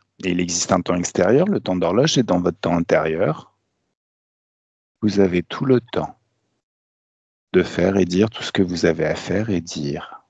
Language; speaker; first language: French; native; French